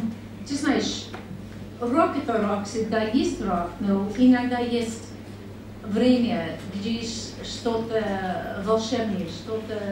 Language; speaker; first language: Russian; non-native, learner; English